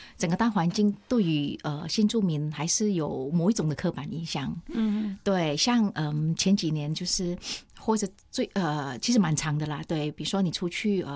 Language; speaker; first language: Chinese; early bilingual, heritage; Chinese